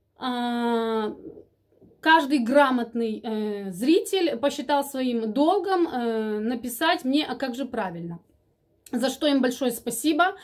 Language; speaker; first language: Russian; native; Russian